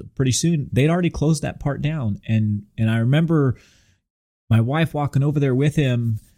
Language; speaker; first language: English; native; English